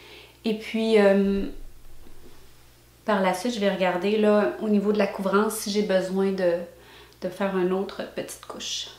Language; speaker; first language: French; native; French